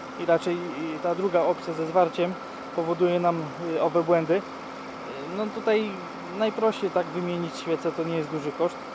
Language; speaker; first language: Polish; native; Polish